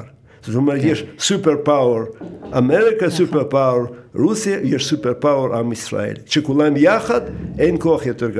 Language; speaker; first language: Hebrew; non-native, fluent; Russian